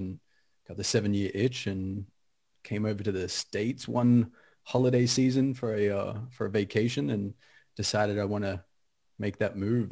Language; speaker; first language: English; native; English